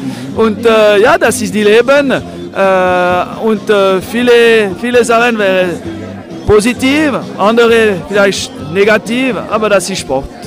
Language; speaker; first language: German; non-native, local second language; French